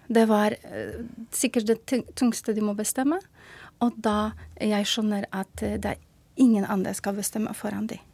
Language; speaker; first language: Norwegian; non-native, fluent; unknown